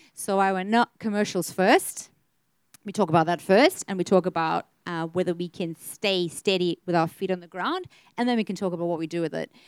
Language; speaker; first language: English; native; English